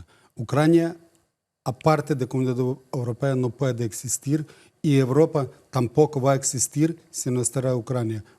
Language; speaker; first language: Spanish; non-native, fluent; Ukrainian